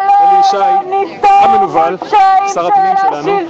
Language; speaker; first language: Hebrew; native; Hebrew